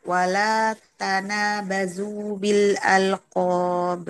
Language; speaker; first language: Arabic; non-native, learner; Indonesian